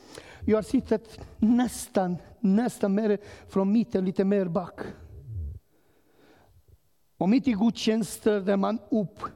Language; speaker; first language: Swedish; non-native, learner; Romanian